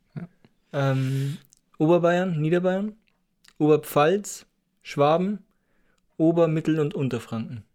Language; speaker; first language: German; native; German